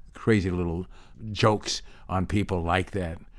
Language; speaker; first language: English; native; English